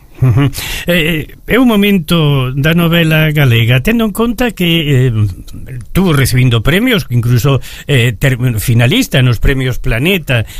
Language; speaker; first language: Galician; early bilingual, heritage; Galician